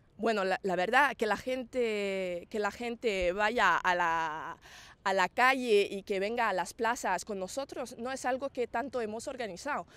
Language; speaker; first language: Spanish; non-native, fluent; French